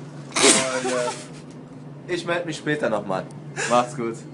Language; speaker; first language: German; native; German